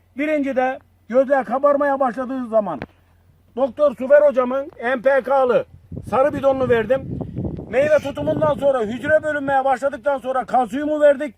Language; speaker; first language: Turkish; native; Turkish